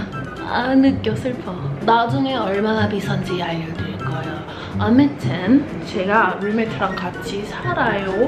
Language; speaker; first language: Korean; non-native, fluent; English